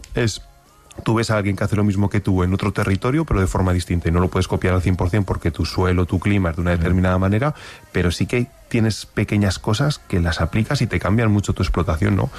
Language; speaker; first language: Spanish; native; Spanish